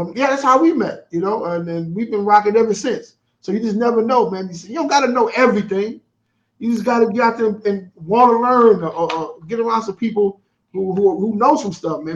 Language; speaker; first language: English; native; English